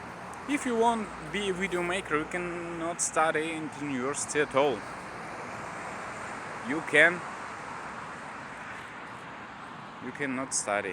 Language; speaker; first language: English; non-native, learner; Russian